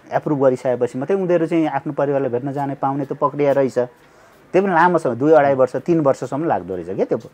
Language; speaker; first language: Nepali; native; Nepali